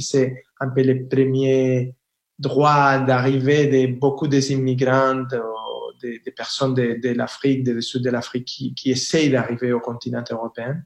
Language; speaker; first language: French; non-native, fluent; Spanish